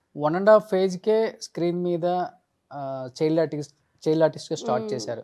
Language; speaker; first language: Telugu; native; Telugu